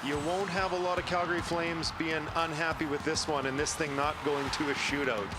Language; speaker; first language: English; native; English